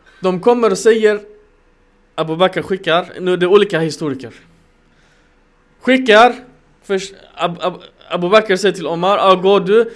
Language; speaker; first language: Swedish; non-native, fluent; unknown